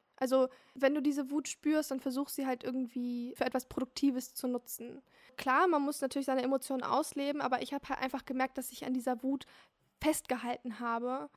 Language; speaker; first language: German; early bilingual, other home language; Turkish